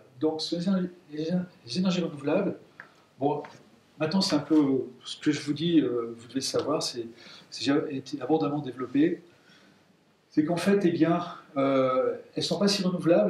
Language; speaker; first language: French; native; French